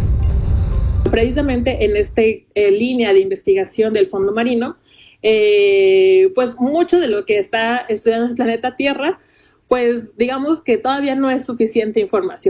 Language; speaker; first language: Spanish; native; Spanish